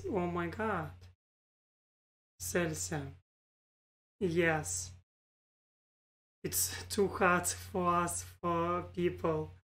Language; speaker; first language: English; non-native, learner; Russian